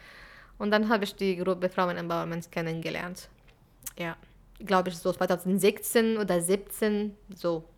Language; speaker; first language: German; non-native, fluent; Arabic